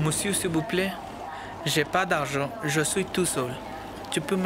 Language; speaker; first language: French; non-native, learner; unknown